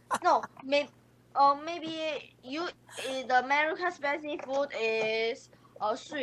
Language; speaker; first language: English; non-native, learner; Chinese